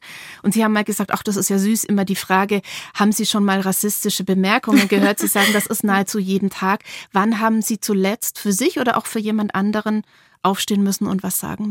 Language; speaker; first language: German; native; German